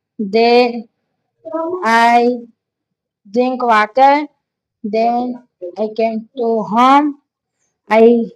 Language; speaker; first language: English; non-native, learner; Hindi